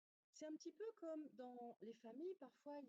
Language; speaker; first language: French; native; French